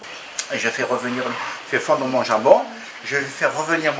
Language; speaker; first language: French; native; French